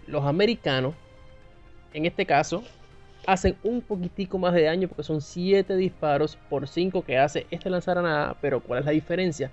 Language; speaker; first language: Spanish; native; Spanish